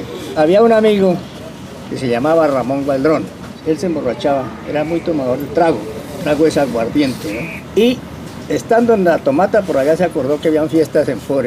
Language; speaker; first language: Spanish; native; Spanish